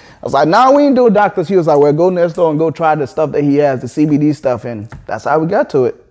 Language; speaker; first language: English; early bilingual, other home language; Akan